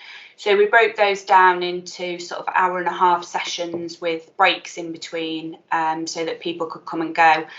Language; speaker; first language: English; native; English